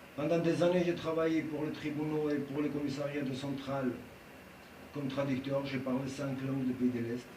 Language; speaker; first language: French; non-native, learner; Georgian